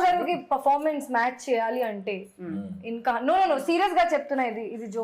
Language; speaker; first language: Telugu; non-native, fluent; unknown